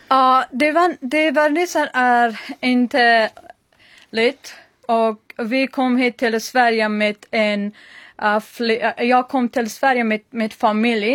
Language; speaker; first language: Swedish; non-native, learner; Persian